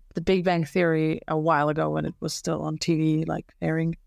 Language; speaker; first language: English; non-native, fluent; Serbian